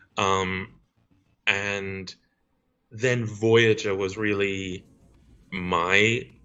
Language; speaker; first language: English; native; English